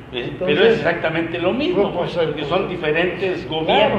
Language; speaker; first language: Spanish; native; Spanish